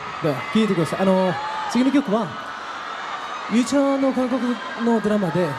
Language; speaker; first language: Japanese; non-native, fluent; Korean